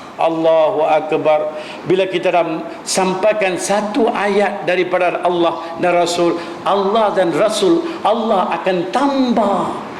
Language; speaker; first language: Malay; non-native, local second language; Min Nan Chinese